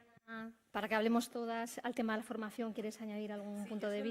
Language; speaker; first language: Spanish; native; Spanish